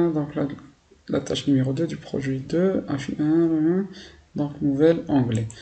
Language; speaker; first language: French; non-native, local second language; Arabic